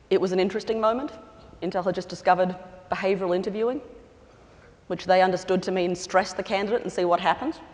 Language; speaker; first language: English; native; English